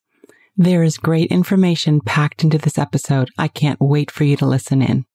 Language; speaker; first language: English; native; English